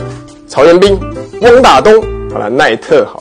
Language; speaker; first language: Chinese; native; Chinese